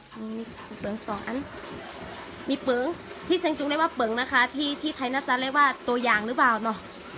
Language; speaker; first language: Thai; non-native, local second language; Khün